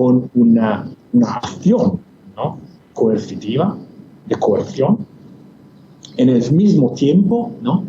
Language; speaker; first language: Spanish; non-native, fluent; Italian